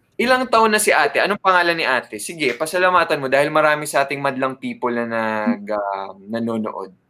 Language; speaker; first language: Filipino; native; Filipino